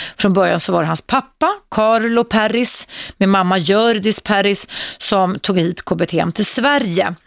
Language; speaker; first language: Swedish; native; Swedish